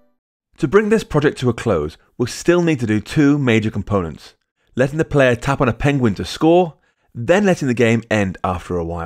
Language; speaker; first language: English; native; English